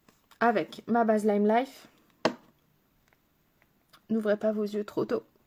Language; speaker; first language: French; native; French